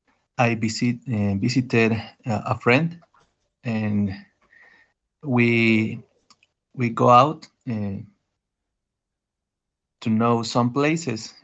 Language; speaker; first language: English; non-native, learner; Spanish